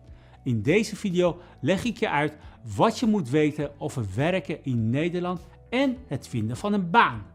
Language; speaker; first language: Dutch; non-native, fluent; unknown